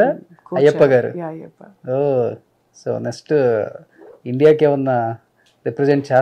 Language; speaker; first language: Telugu; native; Telugu